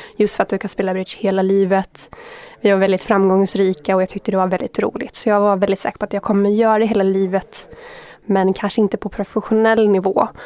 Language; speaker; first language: Swedish; native; Swedish